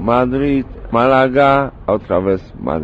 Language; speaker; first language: Spanish; non-native, learner; Polish